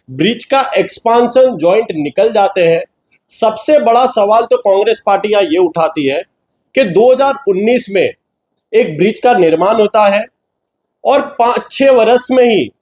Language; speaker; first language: Hindi; non-native, local second language; Gujarati